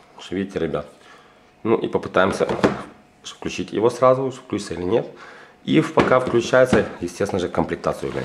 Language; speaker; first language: Russian; non-native, local second language; Ukrainian